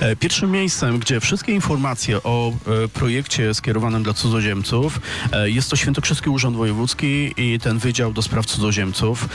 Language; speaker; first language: Polish; native; Polish